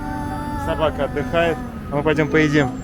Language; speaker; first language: Russian; native; Russian